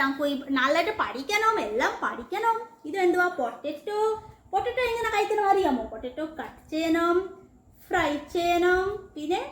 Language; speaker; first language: Malayalam; non-native, learner; Bangla